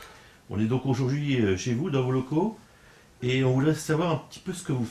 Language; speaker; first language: French; native; French